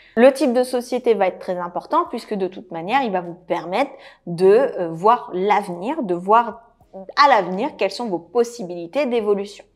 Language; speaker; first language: French; native; French